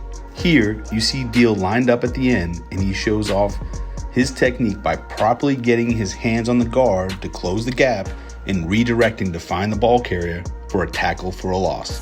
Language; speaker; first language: English; native; English